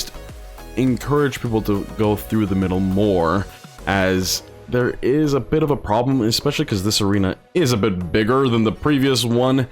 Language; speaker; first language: English; native; English